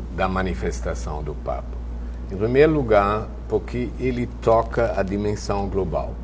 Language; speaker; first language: Portuguese; non-native, fluent; German